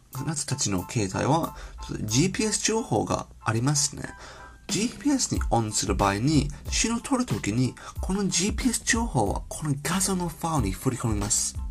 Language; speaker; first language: Japanese; non-native, learner; English